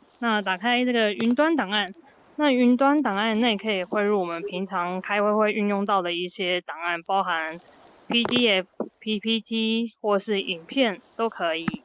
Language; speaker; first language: Chinese; native; Chinese